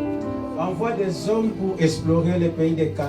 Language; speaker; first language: French; non-native, local second language; Lingala